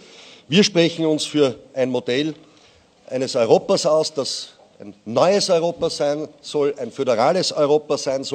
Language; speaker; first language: German; native; German